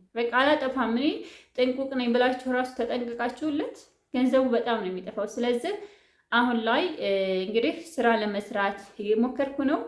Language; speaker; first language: Amharic; native; Amharic